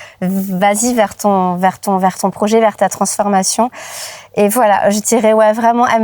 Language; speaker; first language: French; native; French